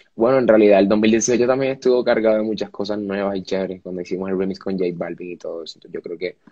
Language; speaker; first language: Spanish; native; Spanish